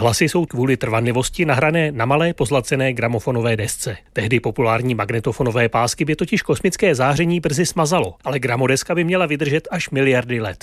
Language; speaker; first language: Czech; native; Czech